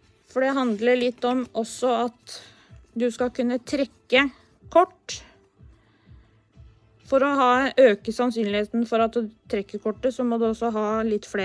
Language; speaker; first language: Norwegian; native; Norwegian